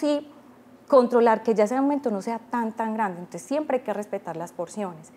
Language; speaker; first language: Spanish; native; Spanish